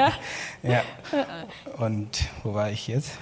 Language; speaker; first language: German; non-native, learner; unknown